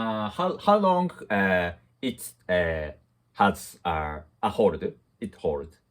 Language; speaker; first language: English; non-native, learner; Japanese